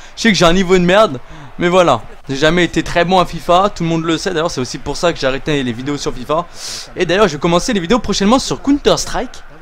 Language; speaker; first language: French; native; French